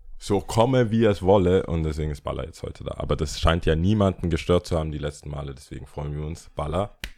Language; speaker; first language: German; early bilingual, other home language; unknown